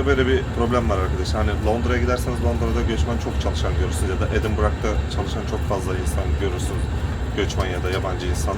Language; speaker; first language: Turkish; native; Turkish